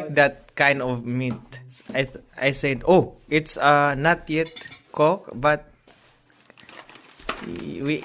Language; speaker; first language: English; non-native, local second language; Filipino